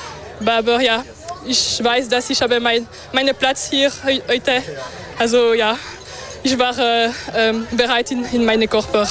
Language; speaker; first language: German; non-native, local second language; French